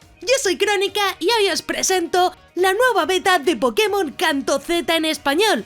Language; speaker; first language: Spanish; native; Spanish